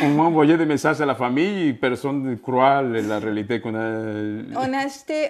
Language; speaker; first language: French; non-native, fluent; Spanish